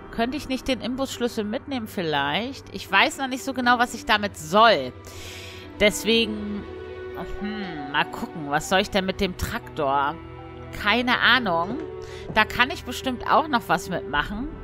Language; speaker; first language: German; native; German